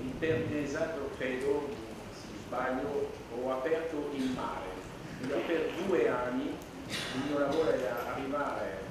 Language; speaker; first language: Italian; non-native, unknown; French